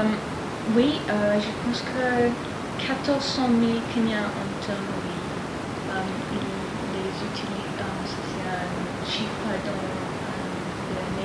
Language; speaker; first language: French; non-native, learner; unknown